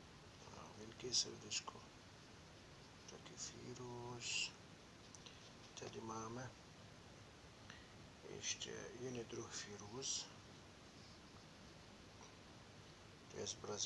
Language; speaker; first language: Czech; non-native, learner; Arabic